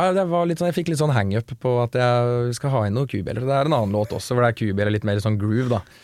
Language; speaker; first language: Norwegian; native; Norwegian